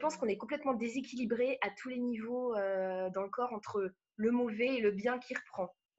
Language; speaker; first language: French; native; French